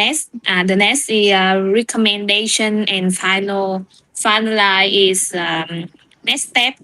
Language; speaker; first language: English; non-native, learner; Vietnamese